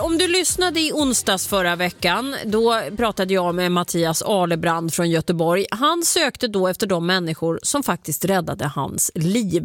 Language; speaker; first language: Swedish; native; Swedish